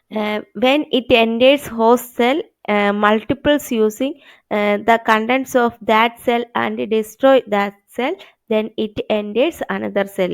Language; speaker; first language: English; non-native, local second language; Malayalam